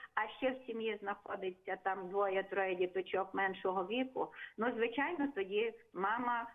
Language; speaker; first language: Ukrainian; non-native, local second language; Hungarian